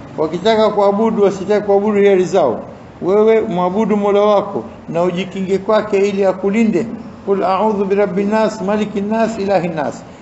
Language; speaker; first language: Swahili; native; Swahili